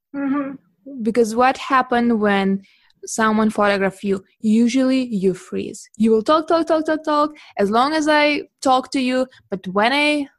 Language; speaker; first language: English; non-native, fluent; Russian